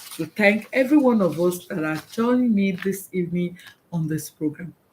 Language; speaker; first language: English; non-native, local second language; Yoruba